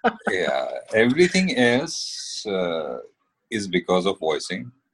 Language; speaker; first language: English; non-native, local second language; Hindi